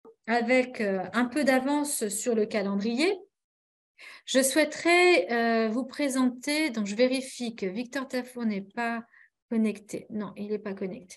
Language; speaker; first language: French; native; French